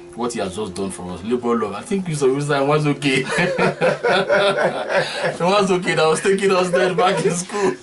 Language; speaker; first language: English; non-native, local second language; Yoruba